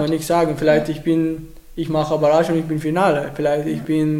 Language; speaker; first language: German; non-native, learner; Arabic